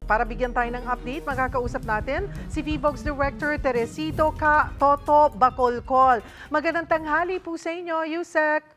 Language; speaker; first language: Filipino; native; Filipino